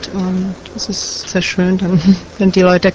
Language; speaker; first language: German; non-native, fluent; Czech